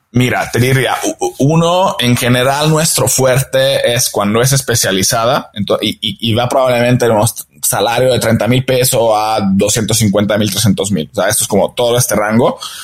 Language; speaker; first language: Spanish; non-native, fluent; Italian